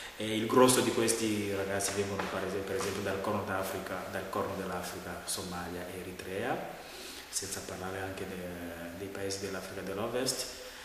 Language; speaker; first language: Italian; non-native, fluent; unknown